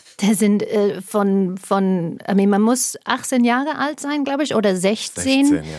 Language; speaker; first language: German; non-native, fluent; English